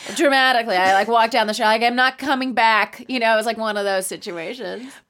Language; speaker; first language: English; early bilingual, other home language; Persian